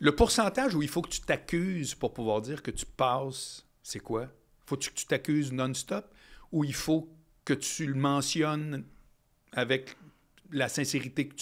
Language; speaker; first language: French; native; French